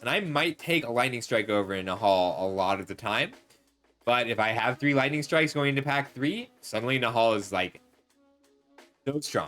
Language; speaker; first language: English; native; English